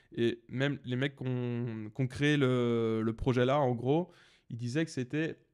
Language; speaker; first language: French; native; French